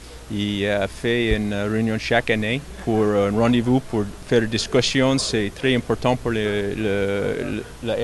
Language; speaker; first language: French; non-native, learner; English